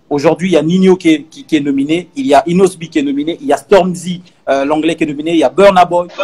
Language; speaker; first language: French; non-native, local second language; Lingala